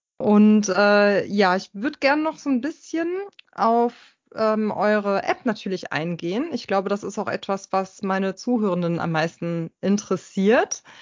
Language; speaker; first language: German; native; German